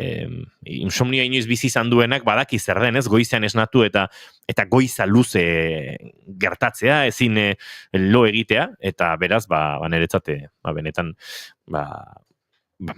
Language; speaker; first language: Basque; native; Basque